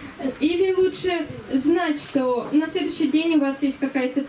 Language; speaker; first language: Russian; native; Russian